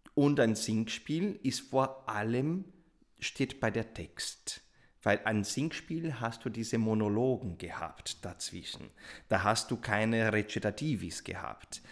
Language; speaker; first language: German; non-native, fluent; Portuguese